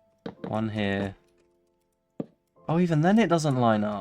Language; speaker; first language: English; native; English